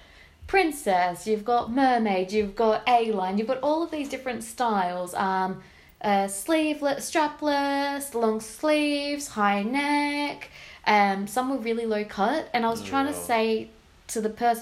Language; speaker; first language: English; native; English